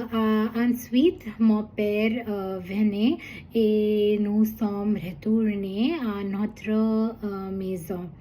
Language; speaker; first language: French; non-native, learner; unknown